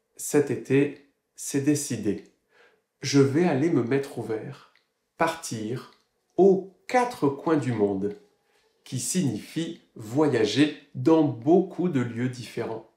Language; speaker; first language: French; native; French